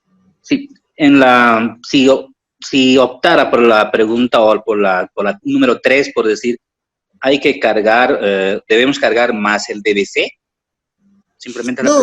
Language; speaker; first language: Spanish; native; Spanish